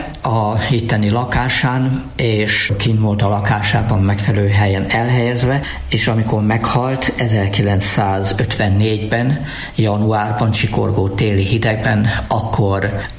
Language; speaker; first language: Hungarian; native; Hungarian